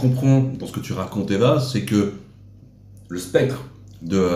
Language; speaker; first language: French; native; French